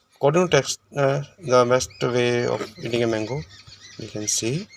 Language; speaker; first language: English; non-native, local second language; Punjabi